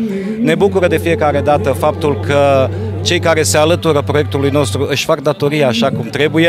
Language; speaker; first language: Romanian; native; Romanian